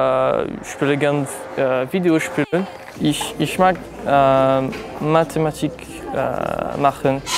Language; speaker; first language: German; non-native, learner; French